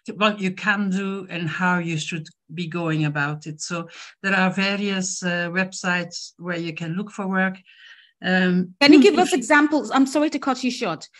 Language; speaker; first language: English; non-native, fluent; French